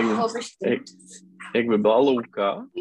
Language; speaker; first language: German; non-native, learner; Czech